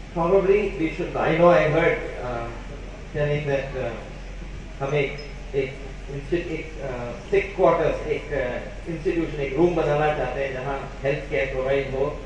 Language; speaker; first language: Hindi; non-native, local second language; Bangla